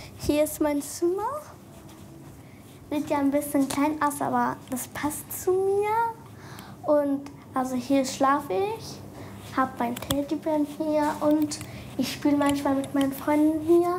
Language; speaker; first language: German; early bilingual, other home language; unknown